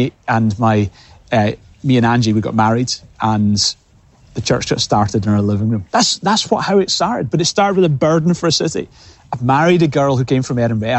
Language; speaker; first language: English; native; English